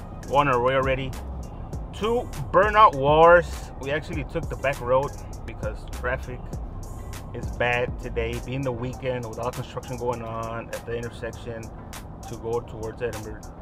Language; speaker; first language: English; early bilingual, other home language; Spanish